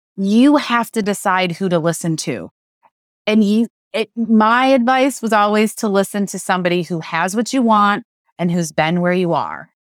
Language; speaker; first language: English; native; English